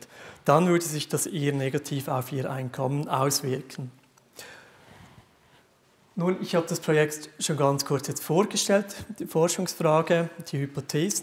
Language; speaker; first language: German; native; German